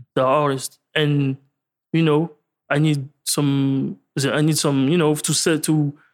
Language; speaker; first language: English; non-native, learner; French